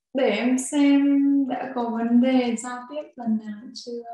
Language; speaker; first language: Vietnamese; native; Vietnamese